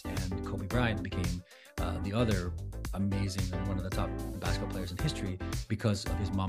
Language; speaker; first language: English; non-native, local second language; Filipino